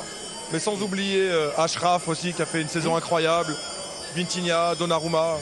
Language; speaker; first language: French; native; French